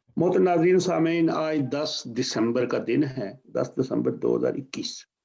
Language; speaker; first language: Urdu; non-native, local second language; Punjabi